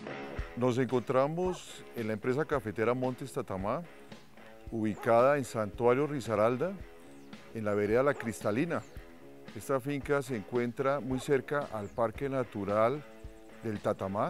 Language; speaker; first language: Spanish; native; Spanish